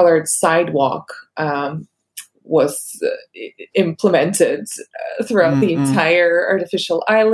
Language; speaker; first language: English; non-native, fluent; Russian